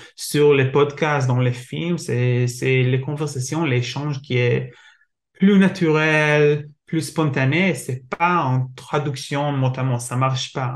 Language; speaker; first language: French; non-native, learner; Hebrew